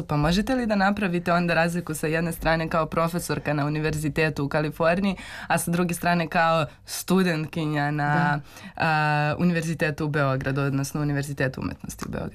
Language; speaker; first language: Serbian; native; Serbian